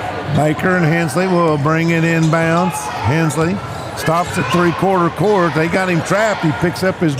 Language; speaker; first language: English; native; English